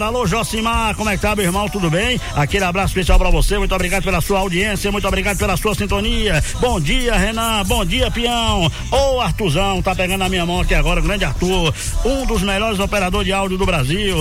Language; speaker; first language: Portuguese; native; Portuguese